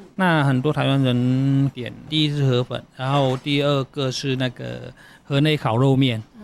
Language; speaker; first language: Chinese; non-native, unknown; Vietnamese